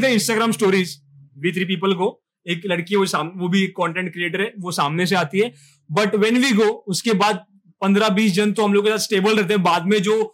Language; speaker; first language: Hindi; non-native, local second language; Marathi